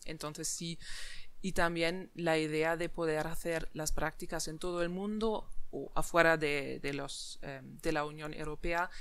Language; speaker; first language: Spanish; non-native, fluent; German